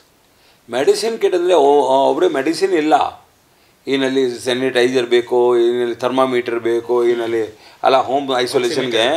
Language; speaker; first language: Kannada; non-native, learner; Hindi